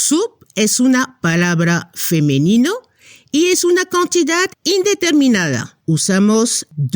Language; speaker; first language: Spanish; non-native, fluent; French